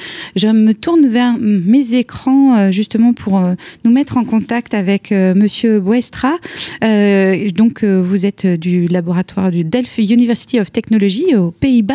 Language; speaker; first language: French; native; French